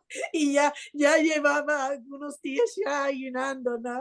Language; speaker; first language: Spanish; non-native, fluent; English